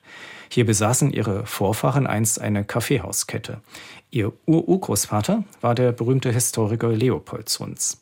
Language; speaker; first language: German; native; German